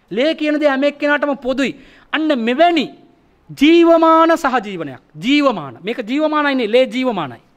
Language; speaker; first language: Sinhala; non-native, local second language; Tamil